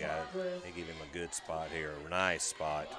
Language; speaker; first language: English; native; English